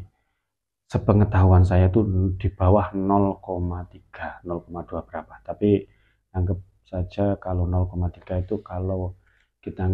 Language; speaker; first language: Indonesian; native; Indonesian